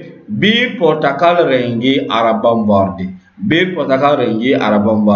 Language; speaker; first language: Turkish; non-native, learner; French